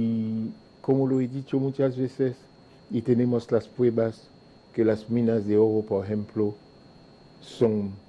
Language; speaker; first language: Spanish; non-native, fluent; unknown